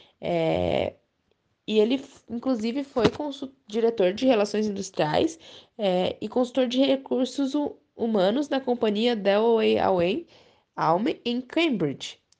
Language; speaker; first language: Portuguese; native; Portuguese